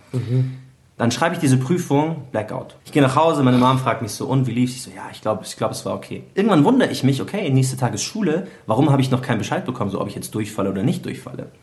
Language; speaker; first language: German; early bilingual, other home language; Arabic